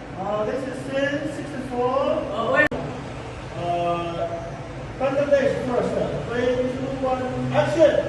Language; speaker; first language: English; non-native, learner; Bangla